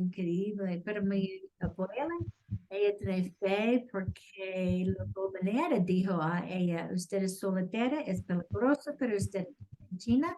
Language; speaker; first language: Spanish; non-native, learner; English